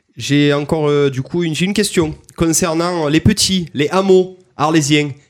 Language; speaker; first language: French; native; French